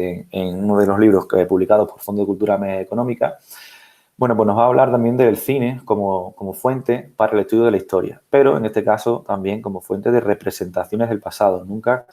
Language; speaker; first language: Spanish; native; Spanish